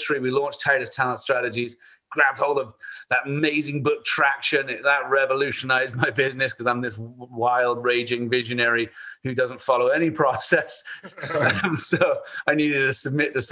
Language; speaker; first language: English; native; English